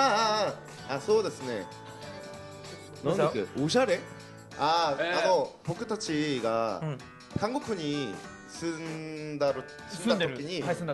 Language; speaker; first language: Japanese; non-native, learner; Korean